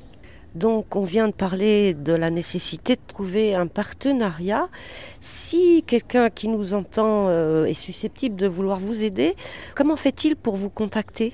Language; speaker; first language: French; native; French